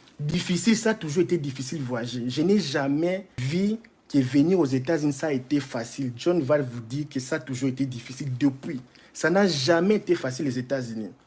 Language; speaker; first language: French; non-native, local second language; Lingala